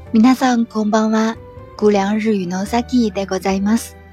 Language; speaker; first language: Japanese; non-native, fluent; Chinese